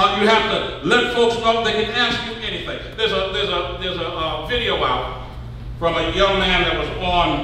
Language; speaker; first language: English; native; English